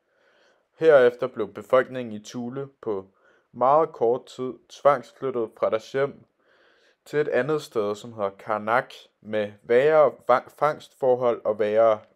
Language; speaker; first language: Danish; native; Danish